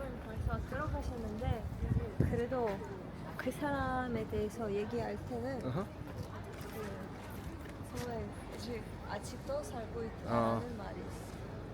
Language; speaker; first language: Korean; non-native, learner; Russian